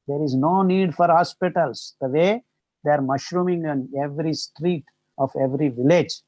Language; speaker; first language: English; non-native, local second language; Kannada